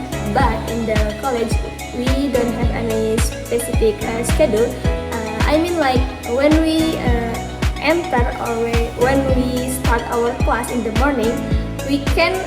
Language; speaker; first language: English; non-native, learner; Indonesian